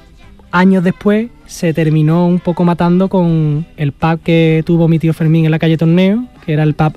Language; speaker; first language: Spanish; native; Spanish